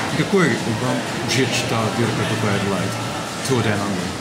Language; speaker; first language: Slovenian; early bilingual, heritage; Slovenian